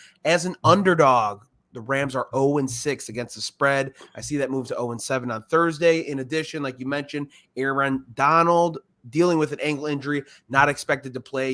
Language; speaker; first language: English; native; English